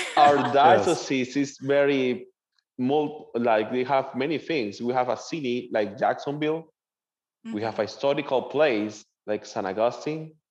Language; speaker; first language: English; non-native, learner; Spanish